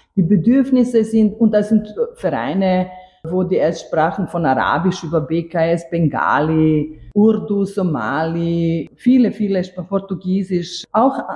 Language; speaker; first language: German; non-native, fluent; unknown